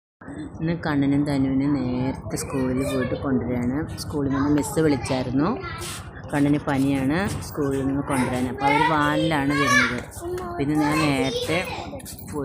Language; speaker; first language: Malayalam; native; Malayalam